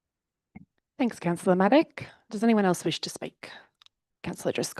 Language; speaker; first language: English; native; English